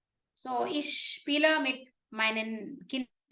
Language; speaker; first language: German; non-native, fluent; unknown